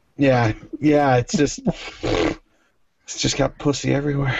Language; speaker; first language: English; native; English